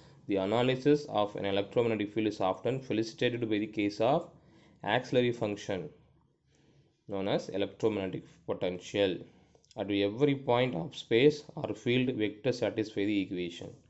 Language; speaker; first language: English; non-native, local second language; Tamil